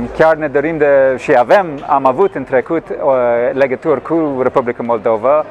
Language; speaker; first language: Romanian; non-native, fluent; English